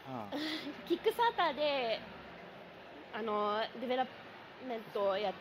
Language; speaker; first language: Japanese; early bilingual, heritage; English